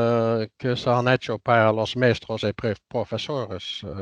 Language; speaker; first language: Spanish; non-native, fluent; Dutch